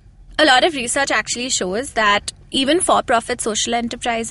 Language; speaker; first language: English; non-native, local second language; Hindi